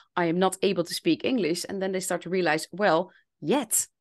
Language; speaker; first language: English; non-native, fluent; Dutch